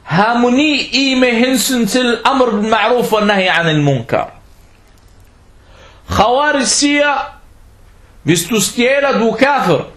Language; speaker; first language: Danish; early bilingual, other home language; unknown